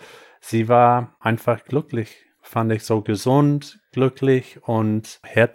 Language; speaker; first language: German; non-native, fluent; English